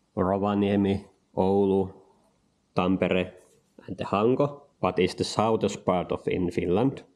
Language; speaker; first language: English; non-native, learner; Finnish